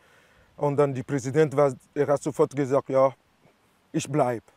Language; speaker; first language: German; non-native, learner; French